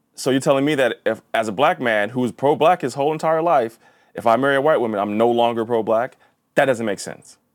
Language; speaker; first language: English; native; English